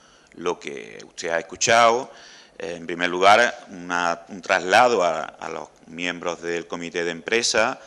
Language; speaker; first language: Spanish; native; Spanish